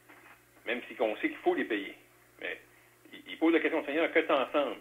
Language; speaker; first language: French; native; French